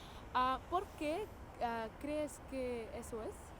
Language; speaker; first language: Spanish; non-native, learner; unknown